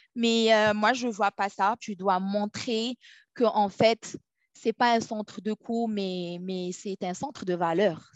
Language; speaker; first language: French; non-native, local second language; Arabic